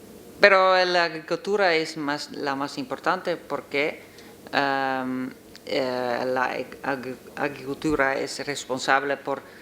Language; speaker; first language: Spanish; non-native, learner; Dutch